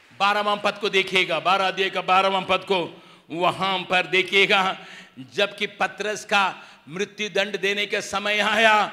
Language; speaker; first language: Hindi; non-native, local second language; Tamil